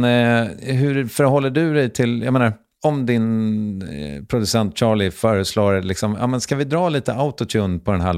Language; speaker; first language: Swedish; native; Swedish